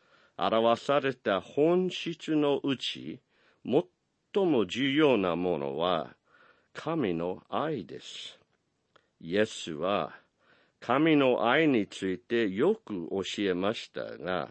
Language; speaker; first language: Japanese; non-native, fluent; English